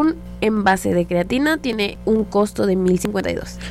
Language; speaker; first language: Spanish; native; Spanish